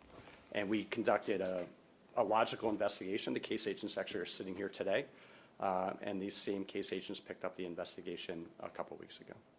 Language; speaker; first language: English; native; English